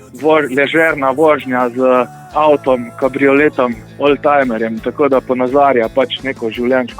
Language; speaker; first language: Slovenian; native; Slovenian